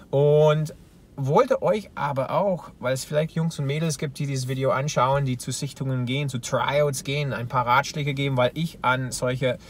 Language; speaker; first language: German; non-native, fluent; English